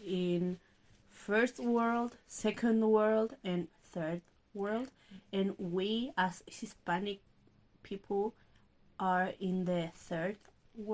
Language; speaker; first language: English; non-native, learner; Spanish